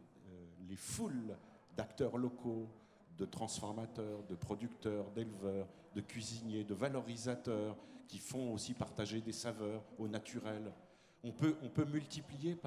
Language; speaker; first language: French; native; French